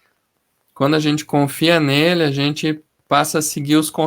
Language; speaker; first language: Portuguese; native; Portuguese